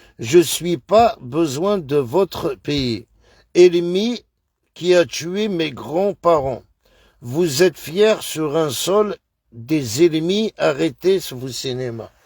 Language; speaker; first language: French; native; French